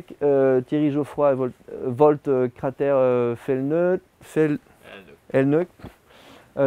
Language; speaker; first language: Hungarian; non-native, learner; French